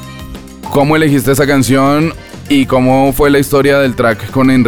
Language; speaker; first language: Spanish; native; Spanish